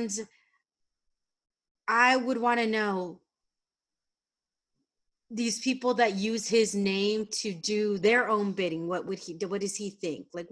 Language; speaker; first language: English; native; English